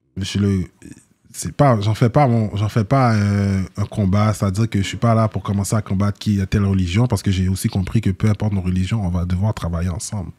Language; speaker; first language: French; early bilingual, other home language; Haitian Creole